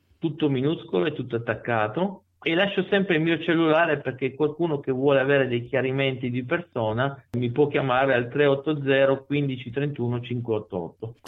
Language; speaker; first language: Italian; native; Italian